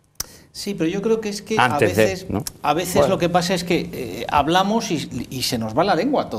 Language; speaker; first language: Spanish; native; Spanish